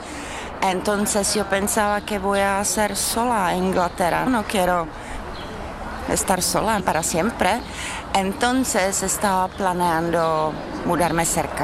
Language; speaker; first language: Spanish; non-native, fluent; Czech